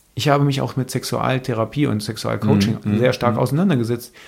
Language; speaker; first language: German; native; German